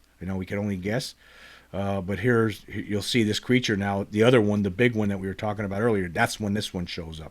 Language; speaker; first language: English; native; English